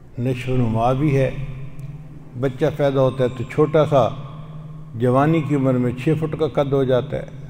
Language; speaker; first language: Urdu; non-native, local second language; Punjabi